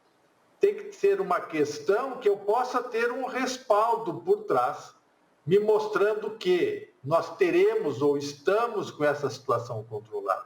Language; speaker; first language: Portuguese; native; Portuguese